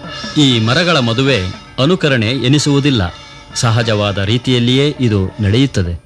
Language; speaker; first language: Kannada; native; Kannada